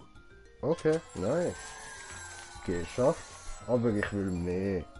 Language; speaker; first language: German; native; German